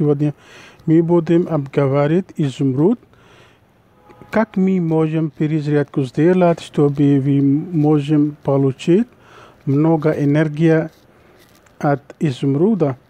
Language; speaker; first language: Russian; non-native, learner; Urdu